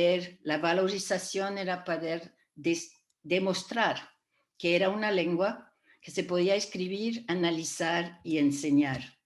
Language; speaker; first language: Spanish; non-native, fluent; French